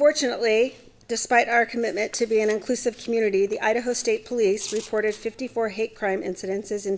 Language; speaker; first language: English; native; English